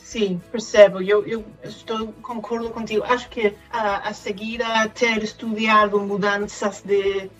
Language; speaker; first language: Portuguese; non-native, fluent; Spanish